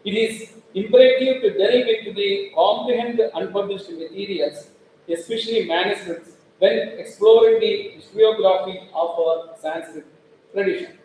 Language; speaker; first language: English; non-native, local second language; Malayalam